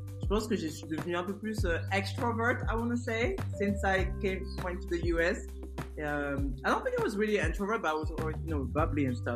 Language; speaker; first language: English; non-native, fluent; French